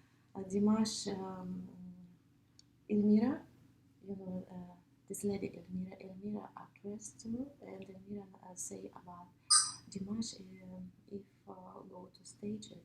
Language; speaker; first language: English; non-native, learner; Russian